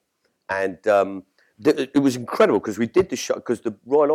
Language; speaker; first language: English; native; English